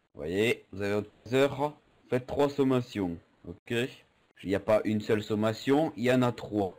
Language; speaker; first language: French; native; French